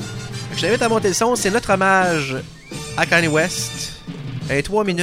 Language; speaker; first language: French; native; French